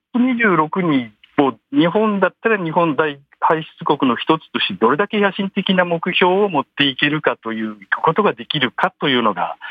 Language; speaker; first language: Japanese; native; Japanese